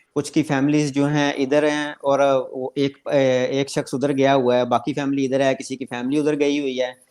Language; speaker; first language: Urdu; non-native, local second language; Punjabi